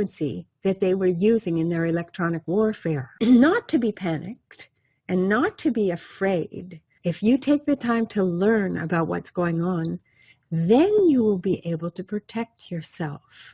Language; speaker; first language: English; native; English